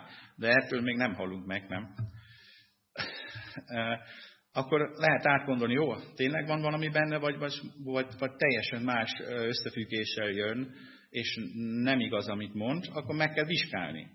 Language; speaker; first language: Hungarian; non-native, fluent; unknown